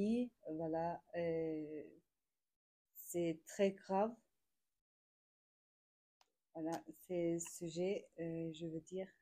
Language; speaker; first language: French; non-native, learner; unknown